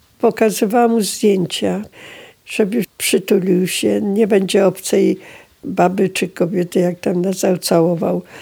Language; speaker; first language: Polish; native; Polish